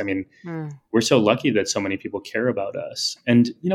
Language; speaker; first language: English; native; English